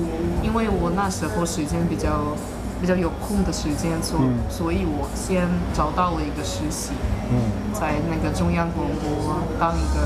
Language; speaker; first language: Chinese; non-native, fluent; Russian